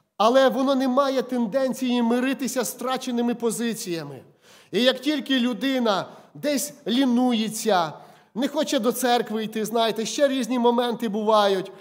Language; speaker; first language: Ukrainian; native; Ukrainian